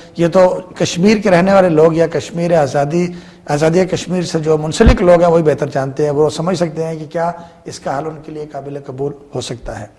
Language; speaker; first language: Urdu; native; Urdu